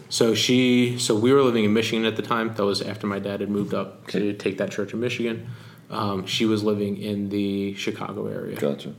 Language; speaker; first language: English; native; English